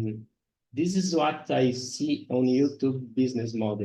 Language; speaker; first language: English; non-native, learner; Portuguese